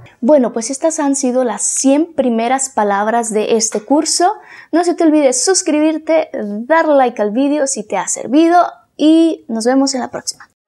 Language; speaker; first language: Spanish; native; Spanish